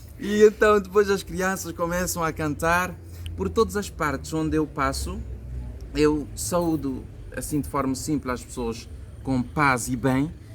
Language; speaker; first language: Portuguese; non-native, local second language; Kabuverdianu